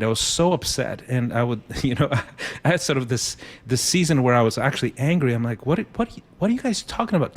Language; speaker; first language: English; non-native, fluent; Spanish